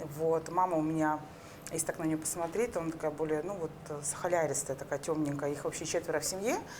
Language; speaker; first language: Russian; native; Russian